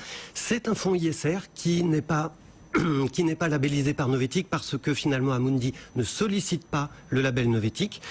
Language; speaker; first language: French; native; French